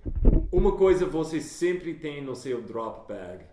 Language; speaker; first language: Portuguese; non-native, fluent; English